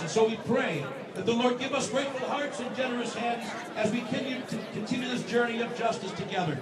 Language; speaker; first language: English; native; English